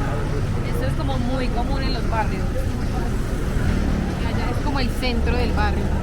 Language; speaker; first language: Spanish; native; Spanish